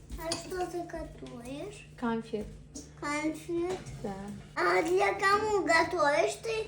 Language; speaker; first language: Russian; early bilingual, other home language; Azerbaijani